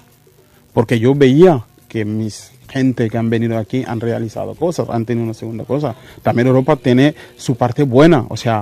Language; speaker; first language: Spanish; non-native, fluent; Mandingo